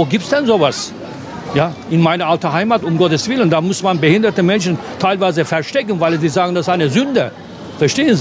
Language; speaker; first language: German; non-native, fluent; Turkish